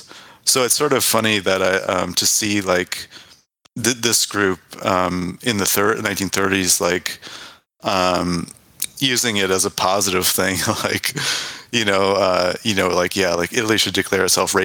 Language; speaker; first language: English; native; English